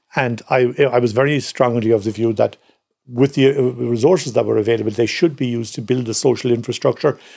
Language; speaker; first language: English; native; English